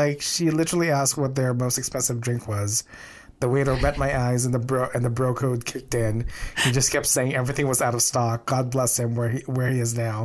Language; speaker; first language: English; non-native, local second language; Filipino